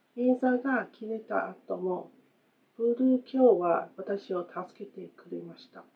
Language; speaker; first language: Japanese; non-native, fluent; English